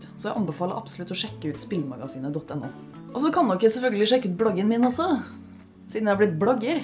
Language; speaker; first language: Norwegian; native; Norwegian